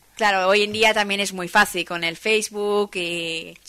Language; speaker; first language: Spanish; non-native, fluent; Dutch